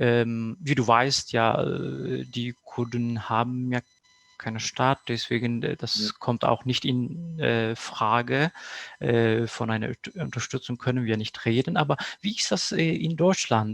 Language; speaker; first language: German; non-native, fluent; Kurdish